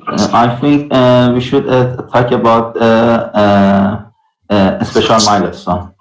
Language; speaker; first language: English; non-native, learner; Persian